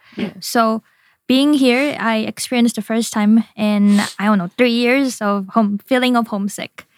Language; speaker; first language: English; non-native, fluent; Indonesian